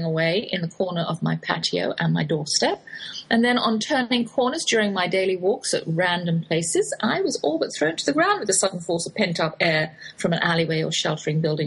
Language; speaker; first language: English; native; English